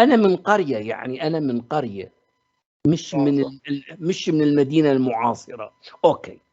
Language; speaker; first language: Arabic; native; Arabic